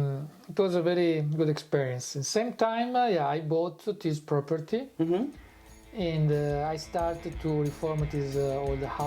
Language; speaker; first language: English; non-native, fluent; Italian